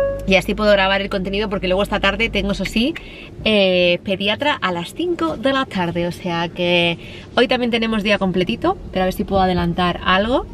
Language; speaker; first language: Spanish; native; Spanish